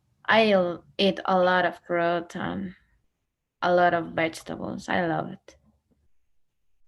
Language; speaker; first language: English; non-native, learner; Spanish